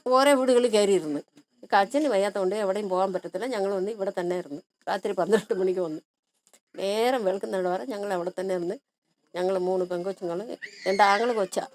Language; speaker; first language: Malayalam; early bilingual, other home language; Tamil